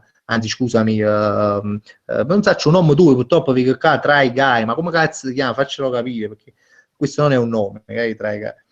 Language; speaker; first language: Italian; native; Italian